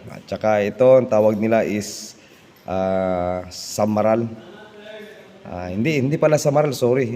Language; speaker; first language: Filipino; non-native, local second language; Cebuano